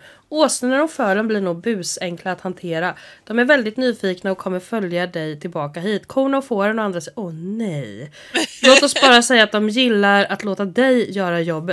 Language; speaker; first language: Swedish; native; Swedish